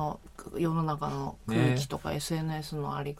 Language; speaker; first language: Japanese; native; Japanese